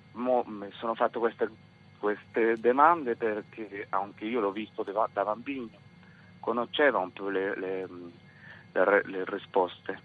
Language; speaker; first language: Italian; non-native, fluent; Spanish